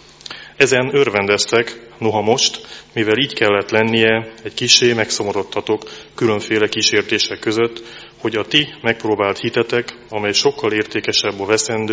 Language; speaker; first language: Hungarian; native; Hungarian